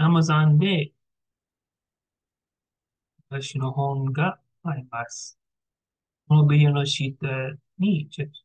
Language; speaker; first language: Japanese; non-native, learner; English